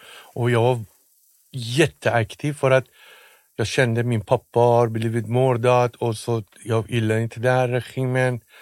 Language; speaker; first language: Swedish; non-native, fluent; Persian